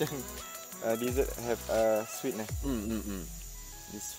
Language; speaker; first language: English; non-native, learner; Malay